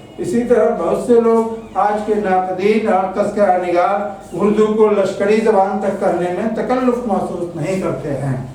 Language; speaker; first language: Urdu; native; Urdu